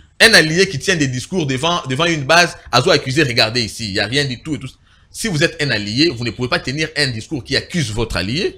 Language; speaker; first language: French; non-native, local second language; Lingala